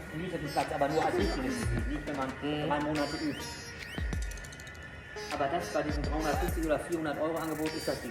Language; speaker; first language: German; native; German